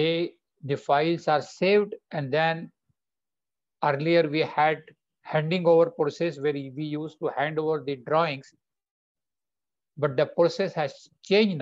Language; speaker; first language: English; non-native, local second language; Bangla